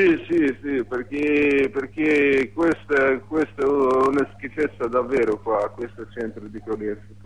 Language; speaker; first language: Italian; non-native, learner; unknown